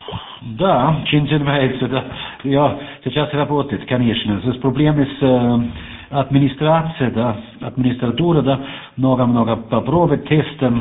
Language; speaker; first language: Russian; non-native, learner; German